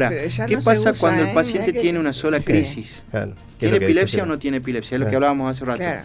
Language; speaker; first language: Spanish; native; Spanish